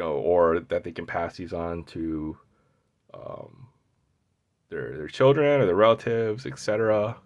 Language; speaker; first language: English; native; English